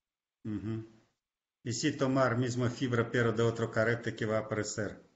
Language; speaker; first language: Spanish; non-native, fluent; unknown